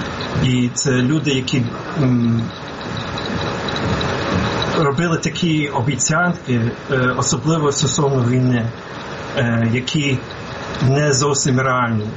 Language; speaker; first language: Ukrainian; non-native, fluent; English